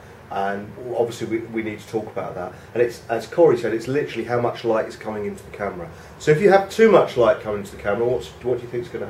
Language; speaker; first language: English; native; English